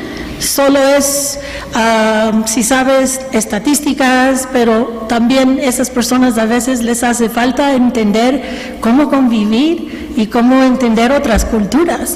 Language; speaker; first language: Spanish; early bilingual, heritage; Spanish